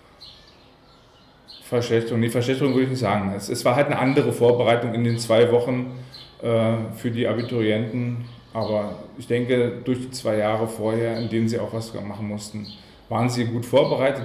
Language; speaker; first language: German; native; German